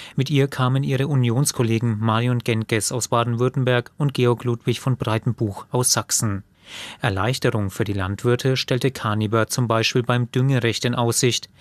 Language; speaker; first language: German; native; German